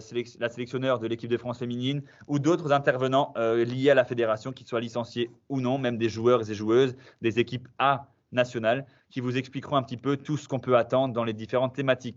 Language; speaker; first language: French; native; French